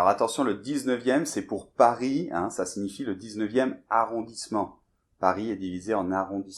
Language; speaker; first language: French; native; French